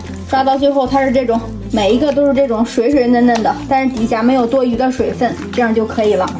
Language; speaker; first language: Chinese; native; Chinese